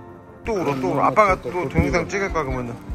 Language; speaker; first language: Korean; native; Korean